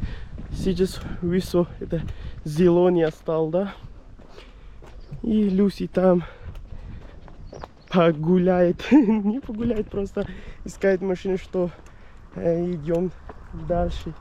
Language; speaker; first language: Russian; non-native, learner; Urdu